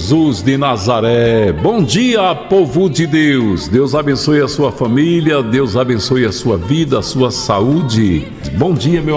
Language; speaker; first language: Portuguese; native; Portuguese